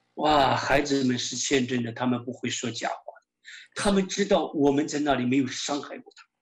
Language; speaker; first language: Chinese; native; Chinese